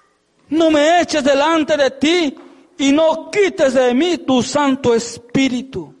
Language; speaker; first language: Spanish; native; Spanish